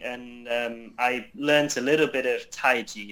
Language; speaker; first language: English; native; English